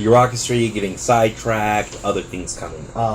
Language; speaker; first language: English; native; English